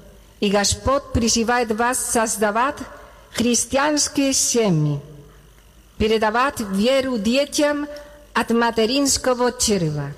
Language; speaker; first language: Russian; non-native, learner; Spanish